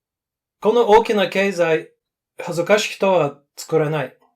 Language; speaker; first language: Japanese; non-native, learner; English